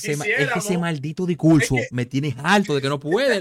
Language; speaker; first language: Spanish; native; Spanish